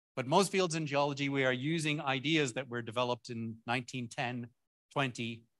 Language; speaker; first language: English; native; English